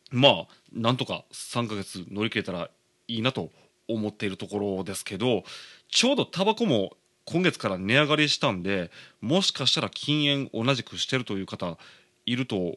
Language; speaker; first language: Japanese; native; Japanese